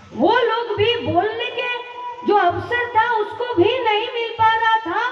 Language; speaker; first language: Hindi; non-native, local second language; Bangla